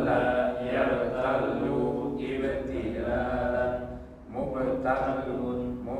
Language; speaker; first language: Arabic; non-native, learner; Indonesian